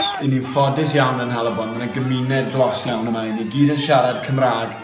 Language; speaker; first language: Welsh; native; Welsh